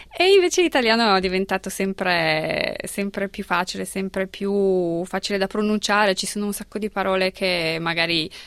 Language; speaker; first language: Italian; non-native, fluent; Polish